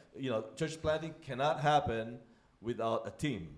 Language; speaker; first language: English; non-native, local second language; Filipino